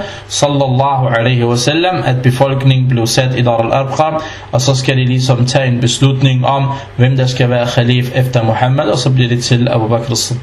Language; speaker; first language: Danish; early bilingual, other home language; Arabic